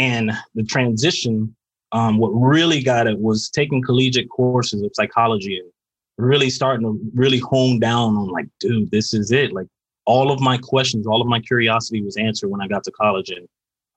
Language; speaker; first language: English; native; English